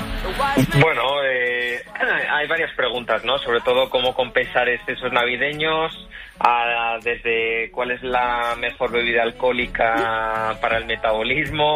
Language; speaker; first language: Spanish; native; Spanish